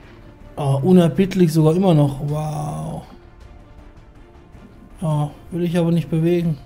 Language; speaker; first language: German; native; German